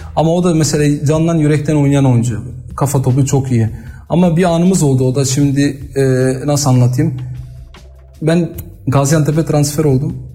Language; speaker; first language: Turkish; early bilingual, heritage; Turkish